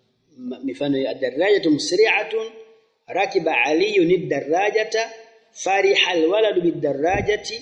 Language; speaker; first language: Arabic; non-native, fluent; Swahili